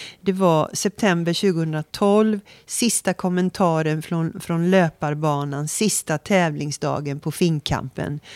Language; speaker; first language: Swedish; native; Swedish